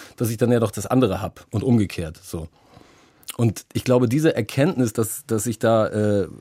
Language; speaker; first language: German; native; German